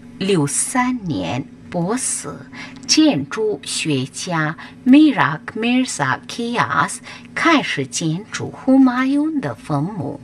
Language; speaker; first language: Chinese; non-native, fluent; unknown